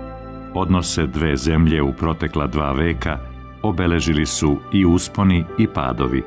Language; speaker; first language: Bosnian; native; Bosnian